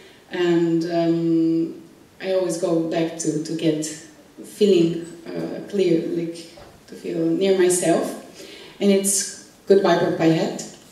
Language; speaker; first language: English; non-native, fluent; Italian